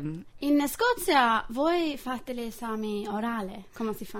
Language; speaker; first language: Italian; non-native, fluent; English